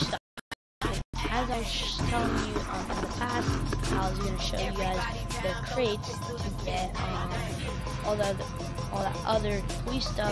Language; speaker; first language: English; native; English